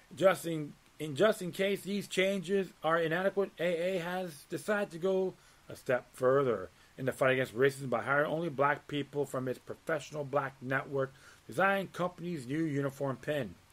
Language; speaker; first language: English; native; English